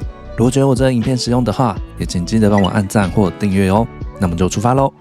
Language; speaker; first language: Chinese; native; Chinese